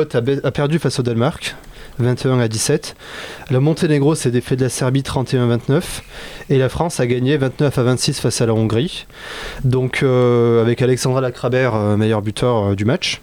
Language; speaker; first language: French; native; French